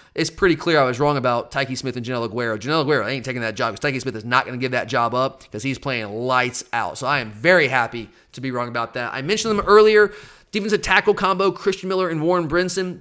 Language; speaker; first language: English; native; English